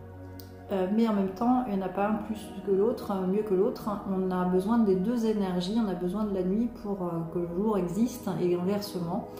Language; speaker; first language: French; native; French